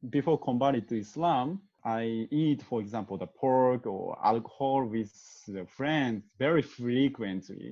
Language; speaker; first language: English; non-native, learner; Japanese